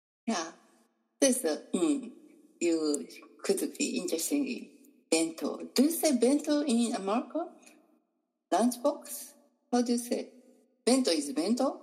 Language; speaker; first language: English; non-native, learner; Japanese